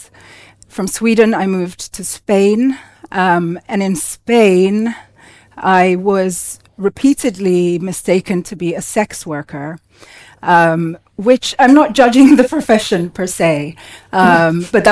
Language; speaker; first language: English; non-native, local second language; Finnish